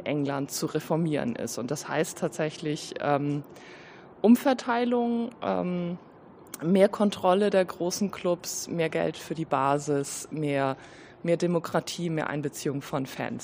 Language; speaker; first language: German; native; German